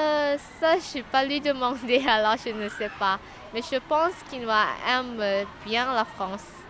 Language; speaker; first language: French; non-native, learner; Lao